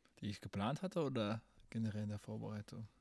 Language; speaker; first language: German; non-native, fluent; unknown